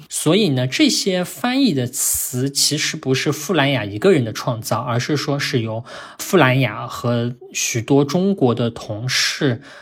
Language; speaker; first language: Chinese; native; Chinese